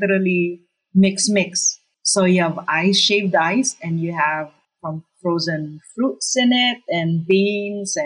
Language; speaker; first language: English; non-native, local second language; Cebuano